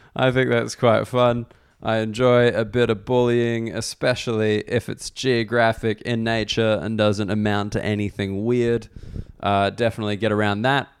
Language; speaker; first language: English; native; English